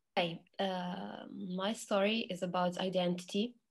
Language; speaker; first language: English; non-native, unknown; Italian